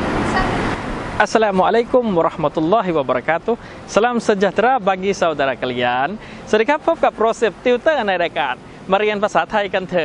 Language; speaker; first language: Indonesian; non-native, fluent; Thai